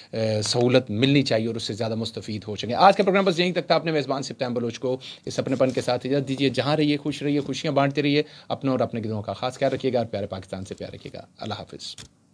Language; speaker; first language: Urdu; non-native, local second language; Punjabi